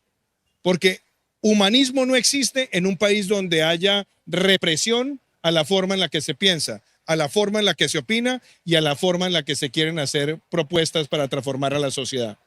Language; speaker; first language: Spanish; native; Spanish